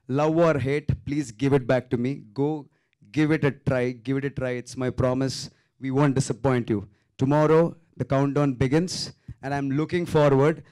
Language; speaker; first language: English; non-native, local second language; Telugu